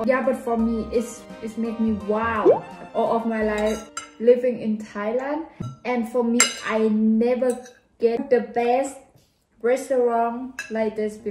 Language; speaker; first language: English; non-native, learner; Thai